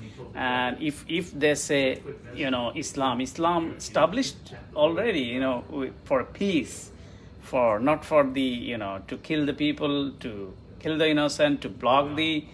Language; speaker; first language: English; non-native, fluent; Bangla